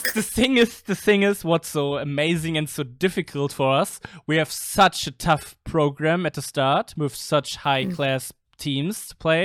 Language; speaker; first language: English; non-native, fluent; German